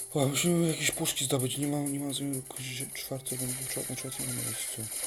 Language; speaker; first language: Polish; native; Polish